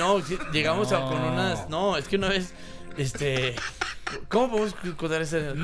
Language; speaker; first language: Spanish; native; Spanish